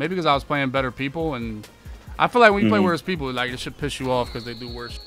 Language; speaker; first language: English; native; English